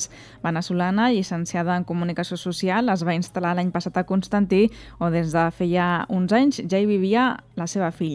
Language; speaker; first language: Catalan; native; Catalan